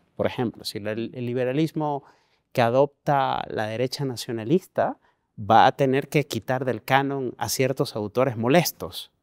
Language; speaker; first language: Spanish; native; Spanish